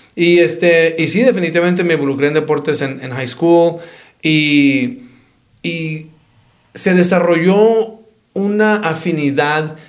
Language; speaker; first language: Spanish; early bilingual, heritage; Spanish